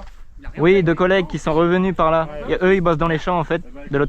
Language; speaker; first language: French; native; French